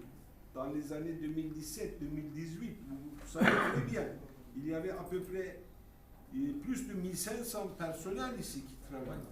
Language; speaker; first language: French; non-native, fluent; Turkish